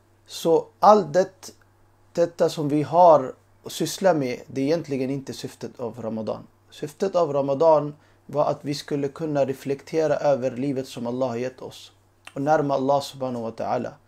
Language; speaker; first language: Swedish; early bilingual, other home language; Urdu